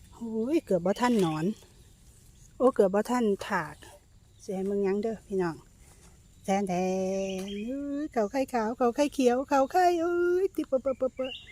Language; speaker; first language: Thai; native; Thai